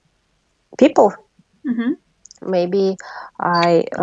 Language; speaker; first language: English; non-native, learner; Russian